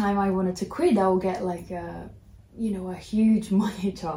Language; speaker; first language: English; non-native, fluent; Portuguese